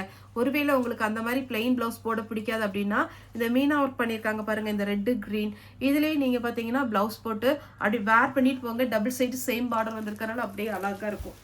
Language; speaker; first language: Tamil; native; Tamil